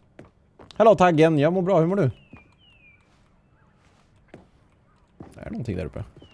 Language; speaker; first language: Swedish; native; Swedish